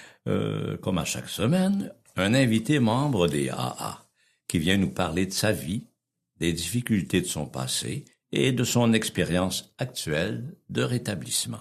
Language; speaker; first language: French; native; French